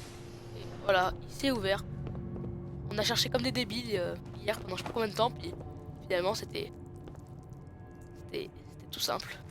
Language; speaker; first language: French; native; French